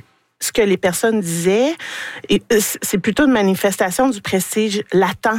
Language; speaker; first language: French; native; French